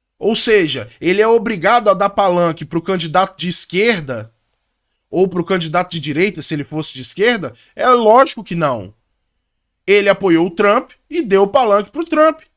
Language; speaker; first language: Portuguese; native; Portuguese